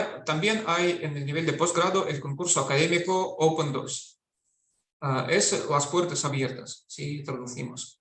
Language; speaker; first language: Spanish; non-native, fluent; Russian